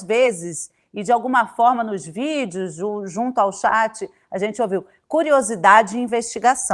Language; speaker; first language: Portuguese; native; Portuguese